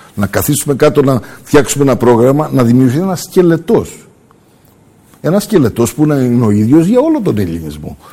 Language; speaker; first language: Greek; early bilingual, heritage; Greek